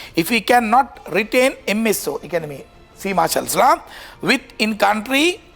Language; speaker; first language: English; non-native, local second language; Sinhala